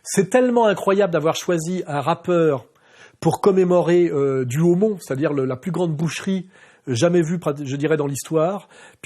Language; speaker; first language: French; native; French